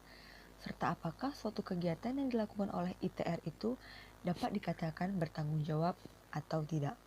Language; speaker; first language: Indonesian; native; Indonesian